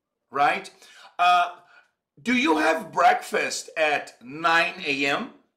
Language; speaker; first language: English; non-native, fluent; Portuguese